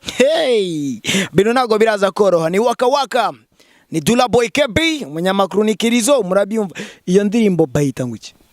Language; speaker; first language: Kinyarwanda; native; Kinyarwanda